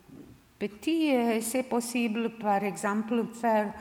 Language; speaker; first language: French; non-native, learner; Serbian